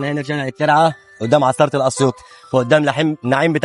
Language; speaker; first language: Arabic; native; Arabic